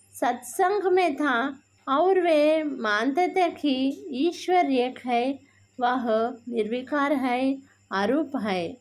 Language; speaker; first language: Hindi; non-native, local second language; Telugu